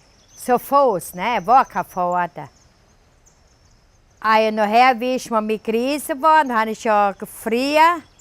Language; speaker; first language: German; early bilingual, heritage; German